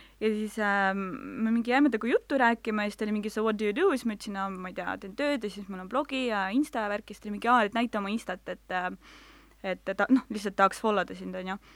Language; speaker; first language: Estonian; non-native, local second language; Russian